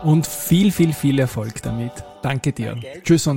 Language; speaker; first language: German; native; German